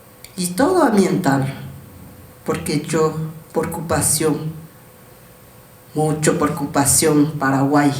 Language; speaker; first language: Spanish; non-native, learner; Guarani